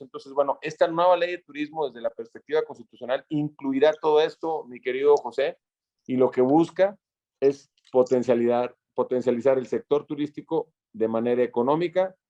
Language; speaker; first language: Spanish; native; Spanish